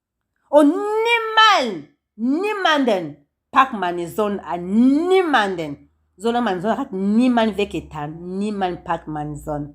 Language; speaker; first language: German; non-native, learner; Lingala